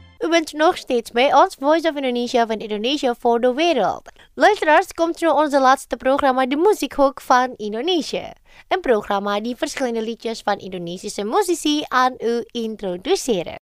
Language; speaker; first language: Dutch; non-native, fluent; Indonesian